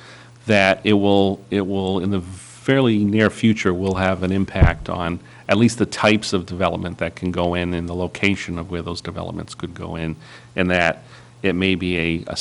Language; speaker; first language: English; native; English